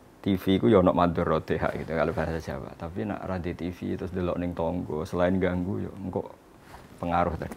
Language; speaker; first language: Indonesian; native; Indonesian